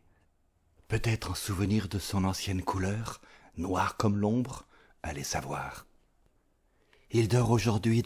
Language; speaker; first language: French; native; French